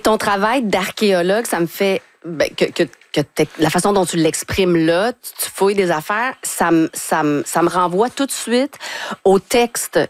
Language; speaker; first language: French; native; French